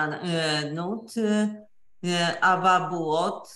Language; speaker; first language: Hebrew; non-native, fluent; Polish